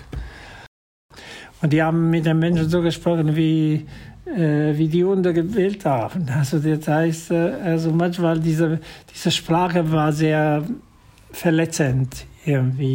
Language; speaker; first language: German; non-native, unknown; Italian